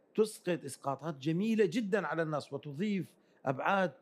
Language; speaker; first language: Arabic; early bilingual, other home language; Kurdish